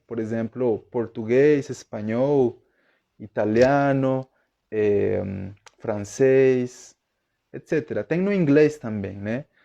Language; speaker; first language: Portuguese; non-native, fluent; Spanish